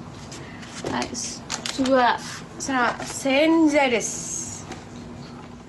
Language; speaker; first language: Japanese; non-native, learner; Indonesian